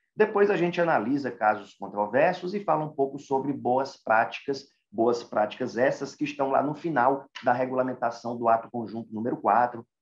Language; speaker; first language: Portuguese; native; Portuguese